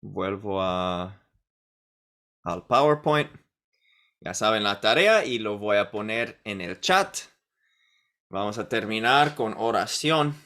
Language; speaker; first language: Spanish; non-native, fluent; English